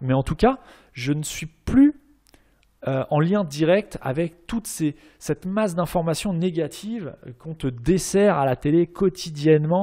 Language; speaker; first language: French; native; French